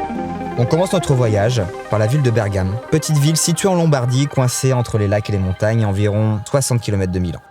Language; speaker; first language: French; native; French